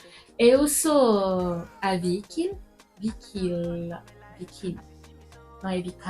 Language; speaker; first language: Portuguese; non-native, fluent; French